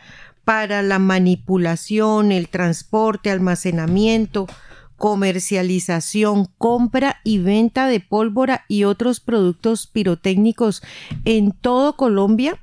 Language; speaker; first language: Spanish; native; Spanish